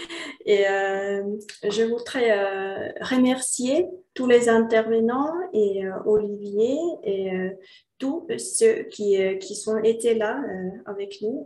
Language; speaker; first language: French; non-native, learner; Finnish